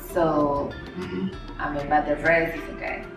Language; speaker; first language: English; non-native, learner; Spanish